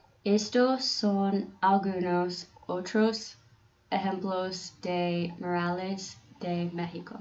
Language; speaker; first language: Spanish; non-native, learner; English